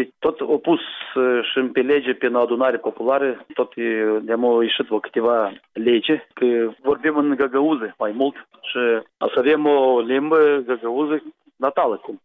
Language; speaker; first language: Romanian; non-native, local second language; Gagauz